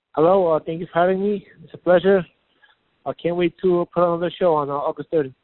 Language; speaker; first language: English; native; English